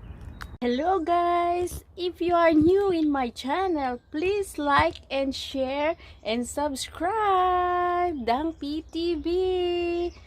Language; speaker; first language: English; non-native, learner; Filipino